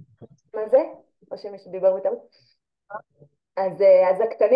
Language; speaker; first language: Hebrew; native; Hebrew